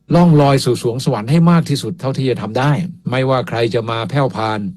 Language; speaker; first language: Thai; native; Thai